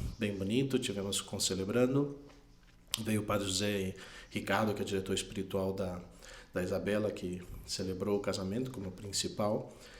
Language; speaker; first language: Portuguese; non-native, fluent; Spanish